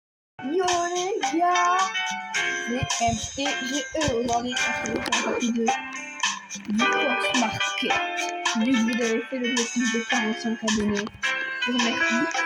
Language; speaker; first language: French; native; French